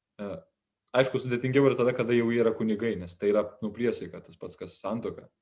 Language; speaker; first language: Lithuanian; native; Lithuanian